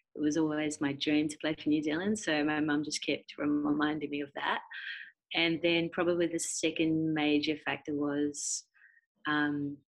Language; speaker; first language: English; native; English